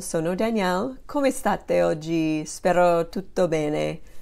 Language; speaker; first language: Italian; non-native, fluent; English